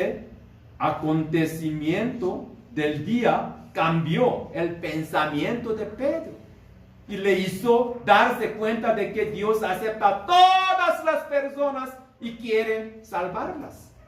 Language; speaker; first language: Spanish; non-native, learner; Korean